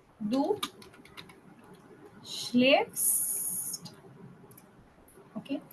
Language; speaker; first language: German; non-native, fluent; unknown